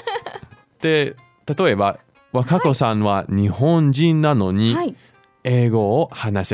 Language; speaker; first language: Japanese; non-native, fluent; English